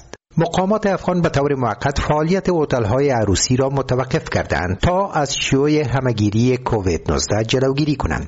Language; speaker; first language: Persian; native; Persian